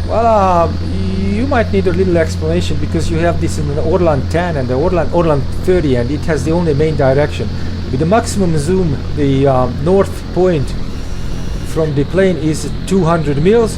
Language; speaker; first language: English; non-native, fluent; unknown